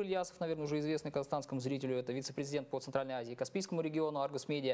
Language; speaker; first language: Russian; native; Russian